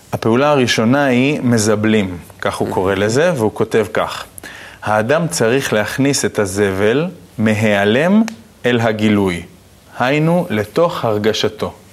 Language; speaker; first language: Hebrew; native; Hebrew